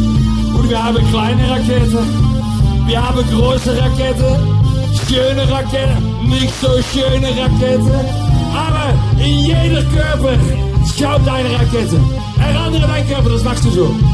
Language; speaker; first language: German; non-native, learner; Dutch